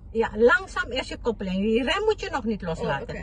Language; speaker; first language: Dutch; non-native, fluent; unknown